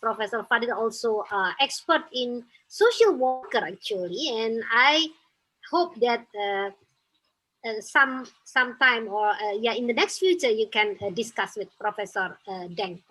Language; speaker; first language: English; non-native, fluent; Indonesian